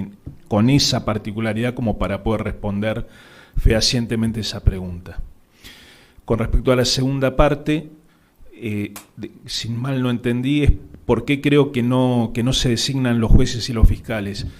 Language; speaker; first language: Spanish; native; Spanish